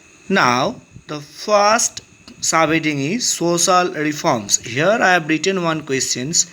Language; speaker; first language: English; non-native, local second language; Bangla